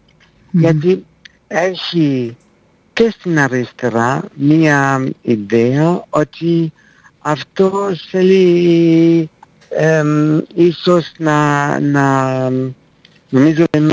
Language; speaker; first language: Greek; non-native, fluent; French